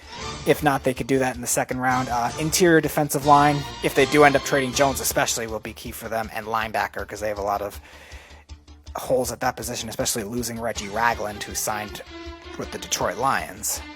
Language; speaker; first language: English; native; English